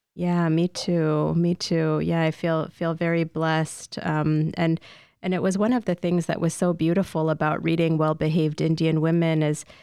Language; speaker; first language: English; native; English